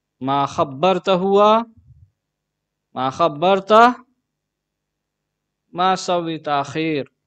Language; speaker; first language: Arabic; non-native, learner; Urdu